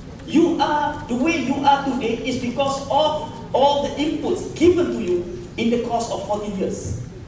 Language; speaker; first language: English; non-native, local second language; Malay